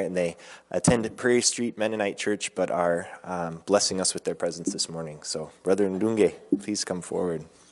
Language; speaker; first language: English; native; English